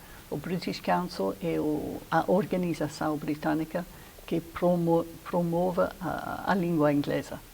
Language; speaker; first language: Portuguese; non-native, fluent; English